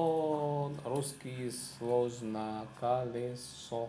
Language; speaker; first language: Russian; non-native, learner; Javanese